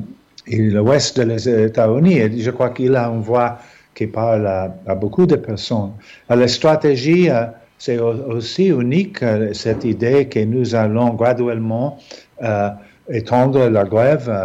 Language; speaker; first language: French; non-native, fluent; English